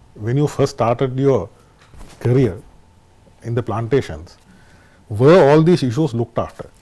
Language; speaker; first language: English; non-native, local second language; Sinhala